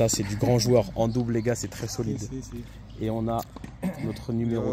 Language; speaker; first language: French; native; French